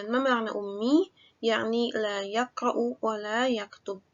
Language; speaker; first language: Arabic; non-native, fluent; Indonesian